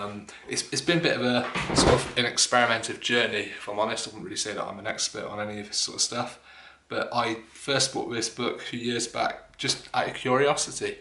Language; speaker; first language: English; native; English